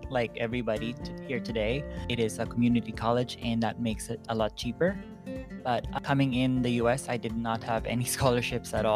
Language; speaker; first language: English; non-native, local second language; Filipino